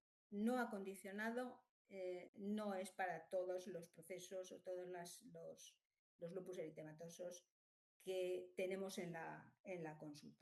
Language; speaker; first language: Spanish; native; Spanish